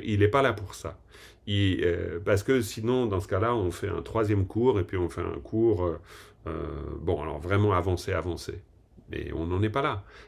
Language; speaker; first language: French; native; French